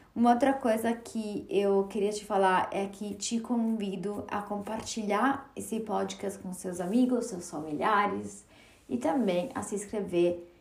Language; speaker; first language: Portuguese; early bilingual, heritage; Portuguese